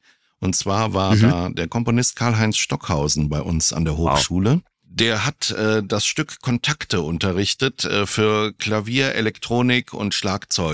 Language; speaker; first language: German; native; German